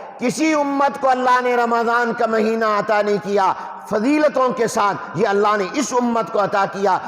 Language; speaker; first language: Urdu; non-native, local second language; Punjabi